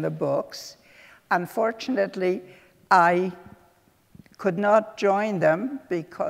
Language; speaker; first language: English; early bilingual, other home language; Polish